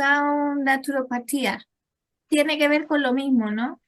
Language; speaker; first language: Portuguese; non-native, learner; Spanish